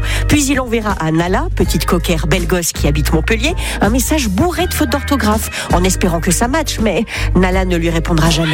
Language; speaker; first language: French; native; French